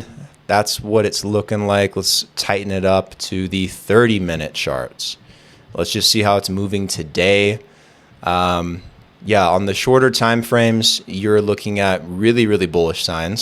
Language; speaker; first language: English; native; English